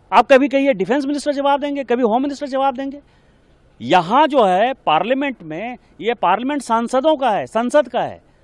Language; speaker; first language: Hindi; native; Hindi